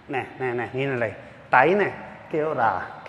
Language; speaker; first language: Vietnamese; non-native, learner; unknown